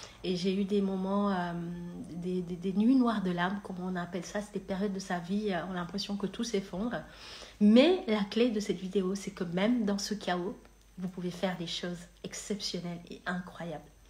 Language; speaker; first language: French; non-native, local second language; Wolof